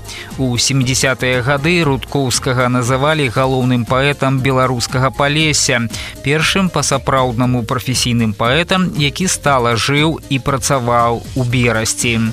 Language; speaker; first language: Belarusian; native; Belarusian